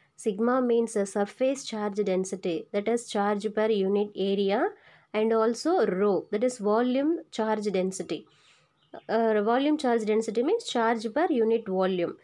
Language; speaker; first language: English; non-native, local second language; Tamil